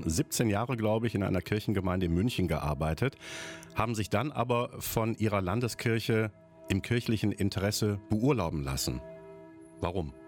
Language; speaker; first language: German; native; German